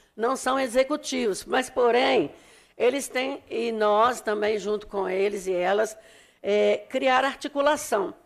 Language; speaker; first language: Portuguese; native; Portuguese